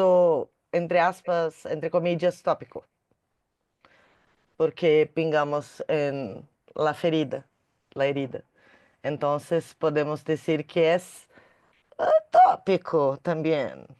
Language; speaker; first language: Spanish; non-native, learner; Portuguese